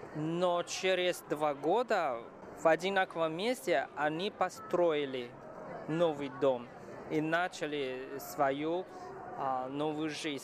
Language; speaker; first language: Russian; non-native, fluent; Chinese